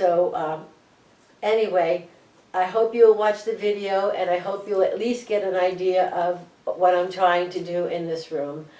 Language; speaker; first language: English; native; English